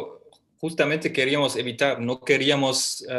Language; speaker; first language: Spanish; non-native, fluent; German